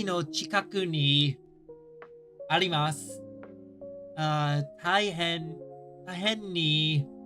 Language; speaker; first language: Japanese; non-native, learner; English